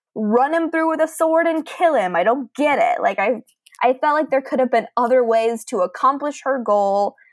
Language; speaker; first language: English; native; English